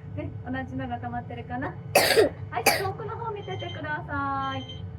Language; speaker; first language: Japanese; native; Japanese